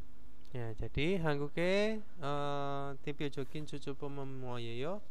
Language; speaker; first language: Korean; non-native, fluent; Indonesian